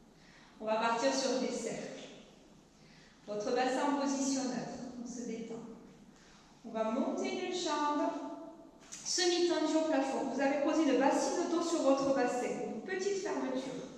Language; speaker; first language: French; native; French